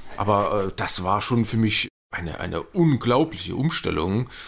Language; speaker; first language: German; native; German